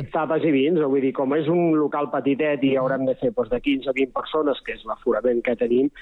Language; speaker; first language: Catalan; native; Catalan